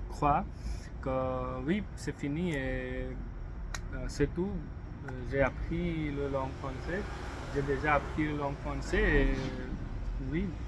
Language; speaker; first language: French; non-native, learner; English